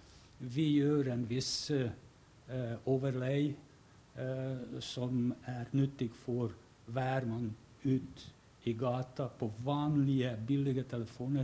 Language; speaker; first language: Norwegian; non-native, fluent; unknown